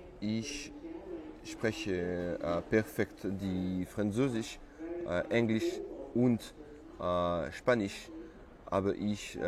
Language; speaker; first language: German; non-native, learner; French